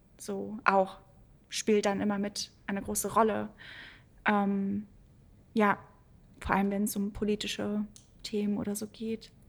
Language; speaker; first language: German; early bilingual, other home language; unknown